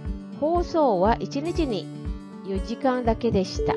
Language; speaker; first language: Japanese; non-native, fluent; Indonesian